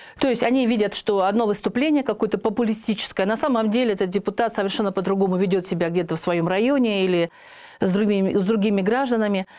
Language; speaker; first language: Russian; native; Russian